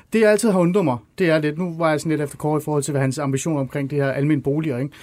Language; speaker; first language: Danish; early bilingual, other home language; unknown